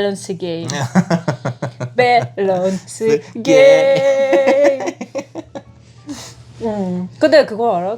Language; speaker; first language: Korean; non-native, fluent; Russian